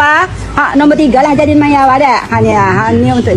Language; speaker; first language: Malay; native; Malay